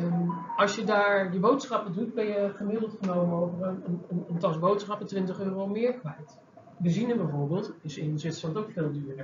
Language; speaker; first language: Dutch; native; Dutch